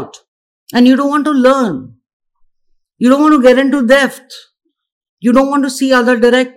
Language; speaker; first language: English; non-native, local second language; Gujarati